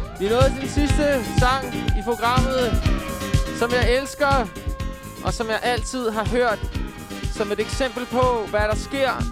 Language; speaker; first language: Danish; native; Danish